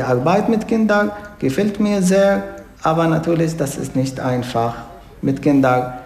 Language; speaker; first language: German; non-native, fluent; Arabic